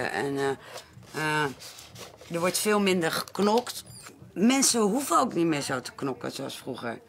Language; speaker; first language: Dutch; native; Dutch